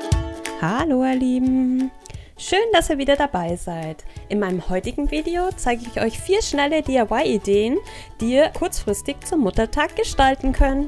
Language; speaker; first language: German; native; German